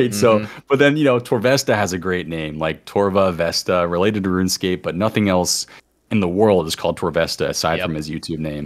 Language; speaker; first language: English; native; English